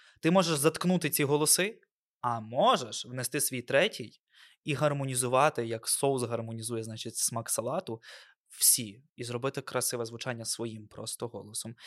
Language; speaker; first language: Ukrainian; non-native, local second language; Russian